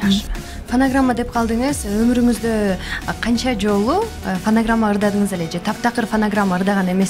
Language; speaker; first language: Kyrgyz; native; Kyrgyz